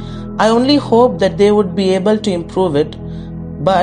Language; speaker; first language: English; non-native, local second language; Tamil